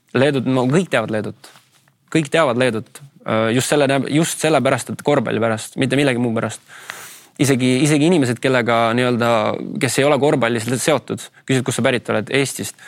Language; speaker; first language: Estonian; native; Estonian